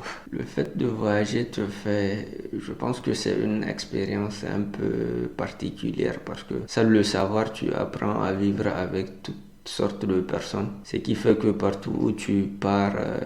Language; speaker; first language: French; non-native, local second language; Hausa